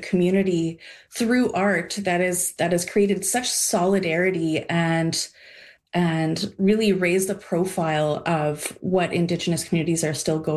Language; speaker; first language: English; native; English